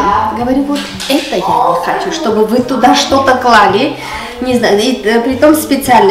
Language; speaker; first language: Russian; non-native, fluent; Armenian